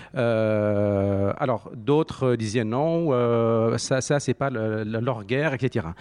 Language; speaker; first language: French; non-native, fluent; Central Kurdish